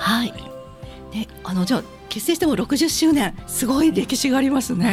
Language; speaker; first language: Japanese; native; Japanese